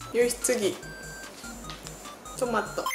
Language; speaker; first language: Japanese; native; Japanese